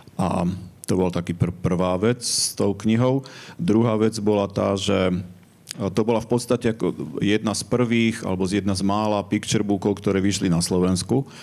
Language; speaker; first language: Slovak; native; Slovak